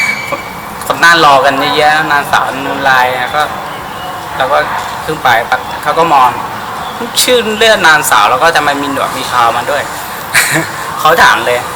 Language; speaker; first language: Thai; non-native, fluent; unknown